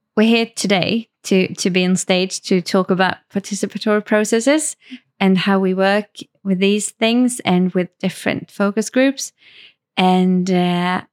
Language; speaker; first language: English; non-native, fluent; Swedish